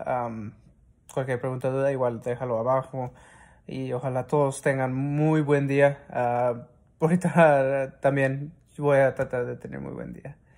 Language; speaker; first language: Spanish; early bilingual, heritage; Spanish